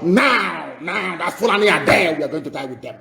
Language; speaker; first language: English; non-native, local second language; Igbo